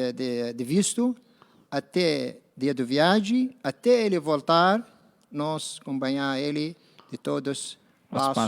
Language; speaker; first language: Portuguese; non-native, learner; Arabic